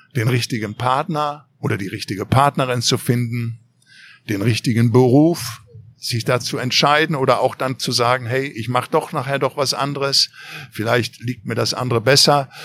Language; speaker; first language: German; native; German